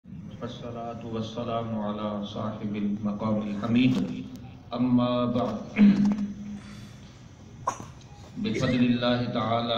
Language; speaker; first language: Arabic; non-native, learner; Urdu